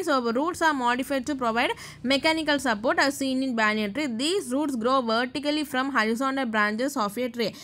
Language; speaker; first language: English; non-native, local second language; Tamil